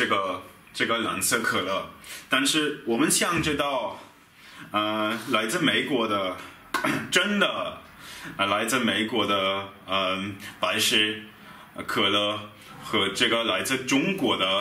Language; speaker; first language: Chinese; non-native, fluent; German